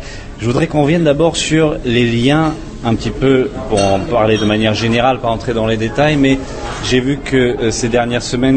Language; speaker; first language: French; native; French